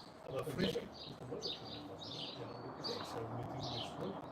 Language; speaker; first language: German; non-native, fluent; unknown